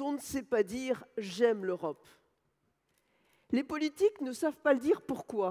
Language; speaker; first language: French; native; French